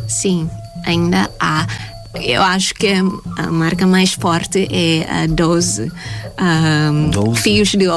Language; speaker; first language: Portuguese; non-native, fluent; Thai